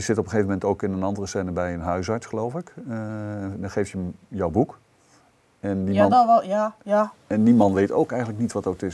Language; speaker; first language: Dutch; native; Dutch